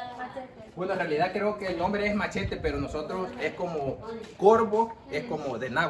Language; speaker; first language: Spanish; native; Spanish